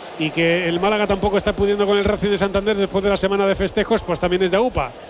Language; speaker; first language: Spanish; native; Spanish